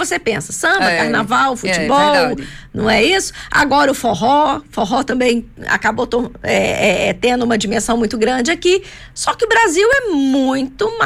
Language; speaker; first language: Portuguese; native; Portuguese